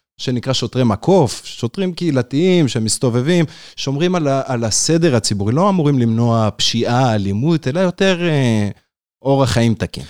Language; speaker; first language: Hebrew; native; Hebrew